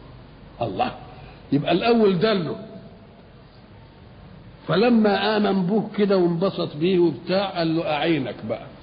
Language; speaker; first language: Arabic; native; Arabic